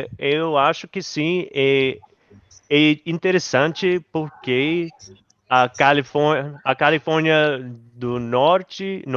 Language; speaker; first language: Portuguese; non-native, learner; English